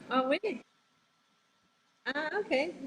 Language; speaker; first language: English; non-native, learner; Italian